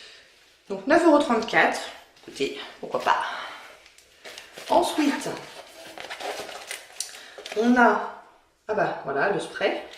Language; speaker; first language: French; native; French